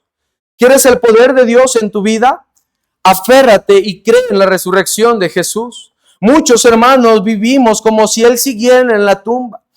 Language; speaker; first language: Spanish; native; Spanish